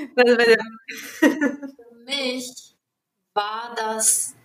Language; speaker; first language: German; native; German